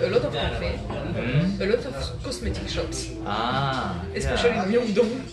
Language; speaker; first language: English; non-native, fluent; French